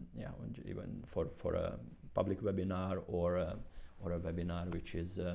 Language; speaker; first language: English; non-native, fluent; Hungarian